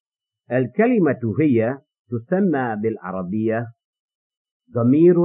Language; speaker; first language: Arabic; non-native, fluent; English